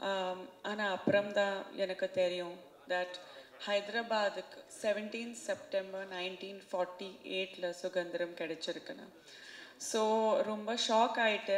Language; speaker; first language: Tamil; non-native, fluent; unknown